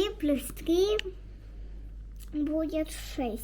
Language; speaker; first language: Russian; early bilingual, heritage; Russian